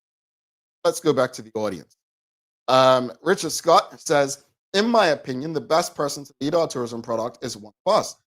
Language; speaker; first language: English; native; English